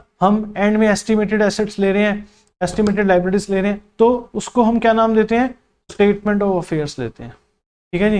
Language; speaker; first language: Hindi; native; Hindi